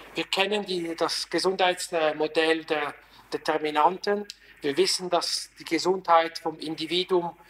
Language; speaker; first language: German; non-native, local second language; Italian